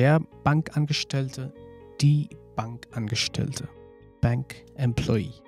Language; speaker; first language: German; non-native, fluent; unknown